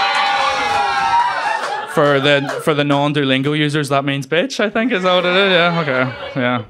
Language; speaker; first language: English; native; English